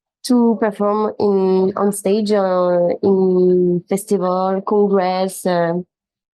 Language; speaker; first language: English; non-native, learner; French